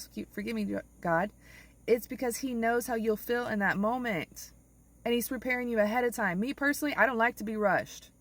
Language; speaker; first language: English; native; English